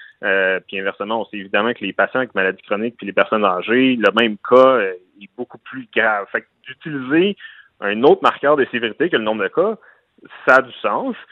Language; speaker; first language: French; native; French